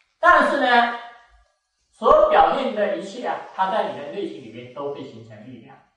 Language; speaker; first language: Chinese; native; Chinese